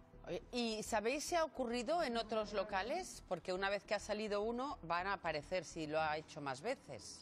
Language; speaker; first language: Spanish; native; Spanish